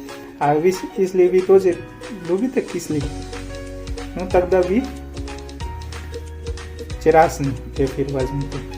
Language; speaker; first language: Russian; non-native, learner; Hindi